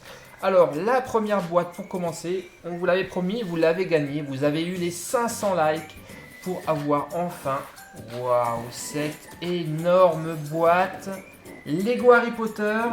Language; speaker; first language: French; native; French